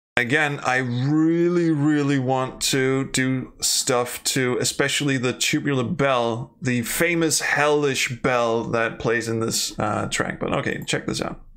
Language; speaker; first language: English; non-native, fluent; Danish